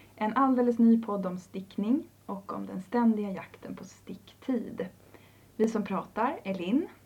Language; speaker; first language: Swedish; native; Swedish